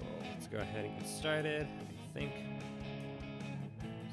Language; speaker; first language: English; native; English